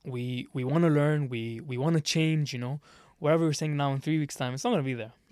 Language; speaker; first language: English; early bilingual, other home language; Arabic